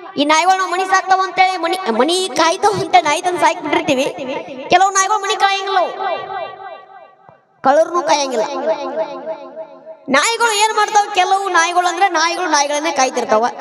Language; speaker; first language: Kannada; native; Kannada